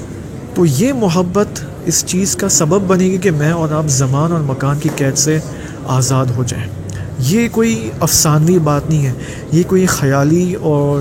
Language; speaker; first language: Urdu; native; Urdu